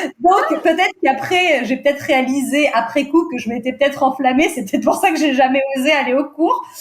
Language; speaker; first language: French; early bilingual, other home language; Portuguese